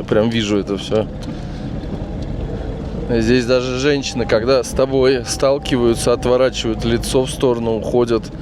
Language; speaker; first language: Russian; native; Russian